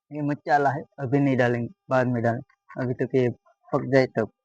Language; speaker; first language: Hindi; non-native, local second language; Gujarati